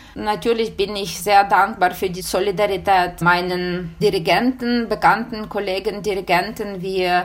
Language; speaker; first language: German; non-native, fluent; Ukrainian